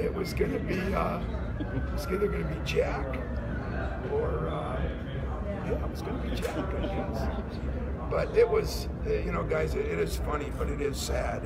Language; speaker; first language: English; native; English